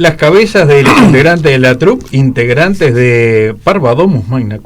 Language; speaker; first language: Spanish; native; Spanish